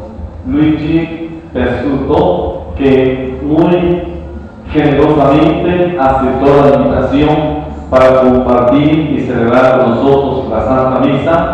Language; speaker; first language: Spanish; native; Spanish